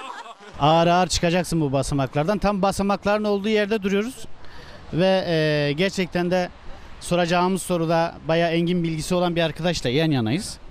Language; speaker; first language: Turkish; native; Turkish